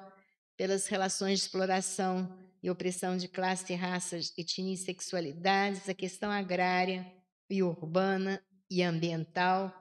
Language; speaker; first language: Portuguese; native; Portuguese